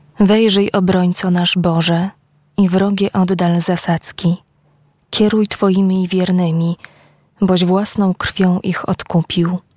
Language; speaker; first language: Polish; native; Polish